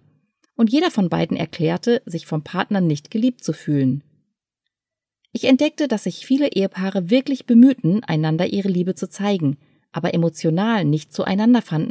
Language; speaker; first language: German; native; German